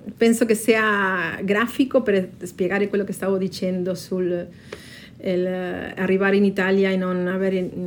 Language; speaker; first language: Italian; non-native, fluent; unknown